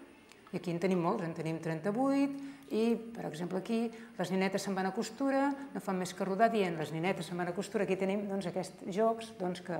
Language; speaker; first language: Catalan; native; Catalan